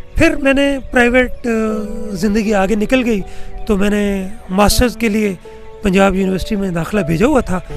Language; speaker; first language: Urdu; non-native, local second language; Saraiki